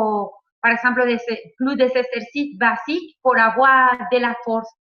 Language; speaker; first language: French; non-native, fluent; Spanish